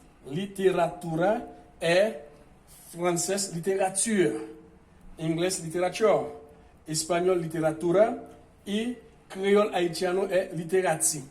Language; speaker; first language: Portuguese; non-native, fluent; Haitian Creole